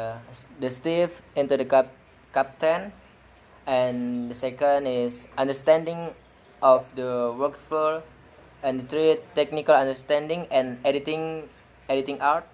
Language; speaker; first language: English; non-native, learner; Indonesian